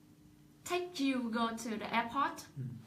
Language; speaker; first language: English; non-native, learner; Vietnamese